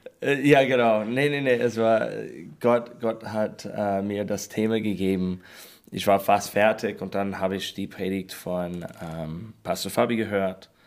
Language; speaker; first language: German; non-native, learner; English